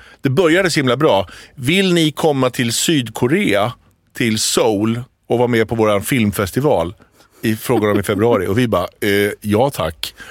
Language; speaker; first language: Swedish; early bilingual, other home language; Arabic